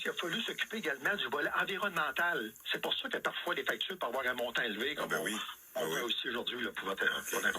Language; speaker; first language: French; native; French